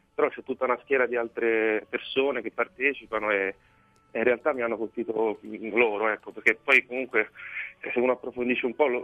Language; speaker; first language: Italian; native; Italian